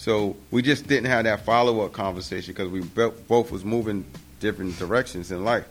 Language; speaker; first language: English; native; English